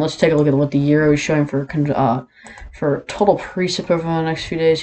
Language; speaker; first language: English; native; English